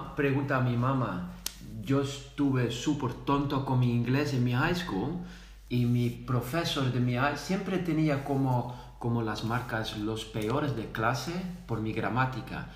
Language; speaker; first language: Spanish; non-native, fluent; Dutch